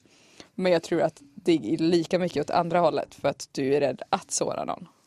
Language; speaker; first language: Swedish; native; Swedish